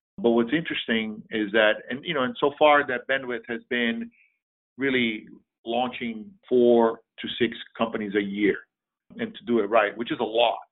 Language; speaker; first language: English; non-native, fluent; Portuguese